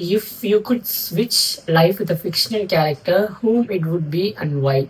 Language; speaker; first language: English; non-native, local second language; Tamil